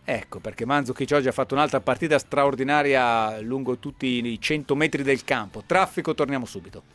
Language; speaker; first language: Italian; native; Italian